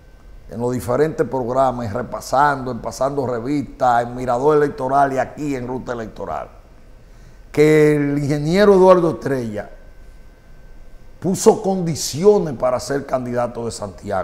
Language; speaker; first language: Spanish; native; Spanish